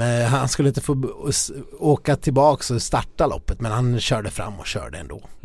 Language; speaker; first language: Swedish; native; Swedish